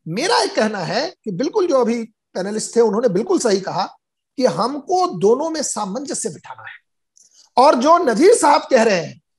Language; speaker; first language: Hindi; native; Hindi